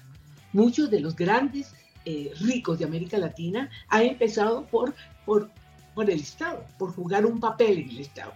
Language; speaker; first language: Spanish; native; Spanish